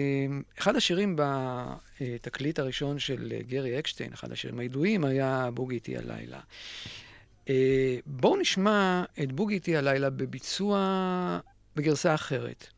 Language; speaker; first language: Hebrew; native; Hebrew